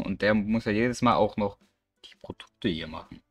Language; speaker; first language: German; native; German